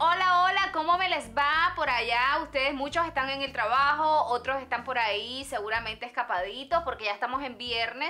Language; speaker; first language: Spanish; native; Spanish